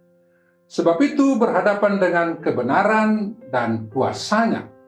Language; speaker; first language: Malay; native; Malay